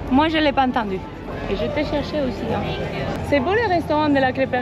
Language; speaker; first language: French; non-native, fluent; Spanish